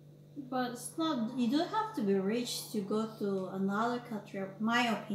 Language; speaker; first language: English; non-native, learner; Indonesian